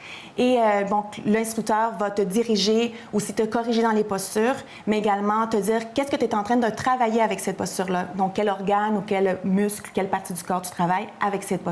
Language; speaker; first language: French; native; French